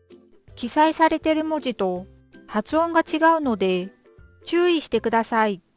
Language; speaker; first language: Japanese; non-native, fluent; Korean